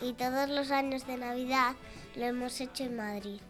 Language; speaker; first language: Spanish; native; Spanish